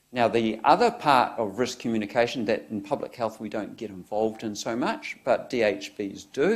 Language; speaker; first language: English; native; English